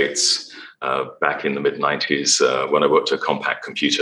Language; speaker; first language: English; native; English